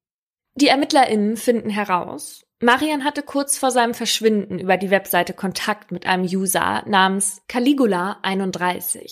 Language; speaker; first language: German; native; German